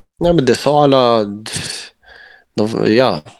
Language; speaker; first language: Swedish; early bilingual, other home language; Albanian